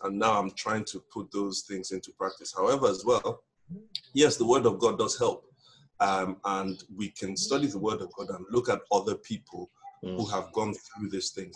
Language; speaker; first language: English; non-native, local second language; Yoruba